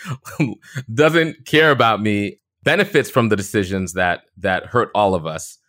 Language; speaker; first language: English; native; English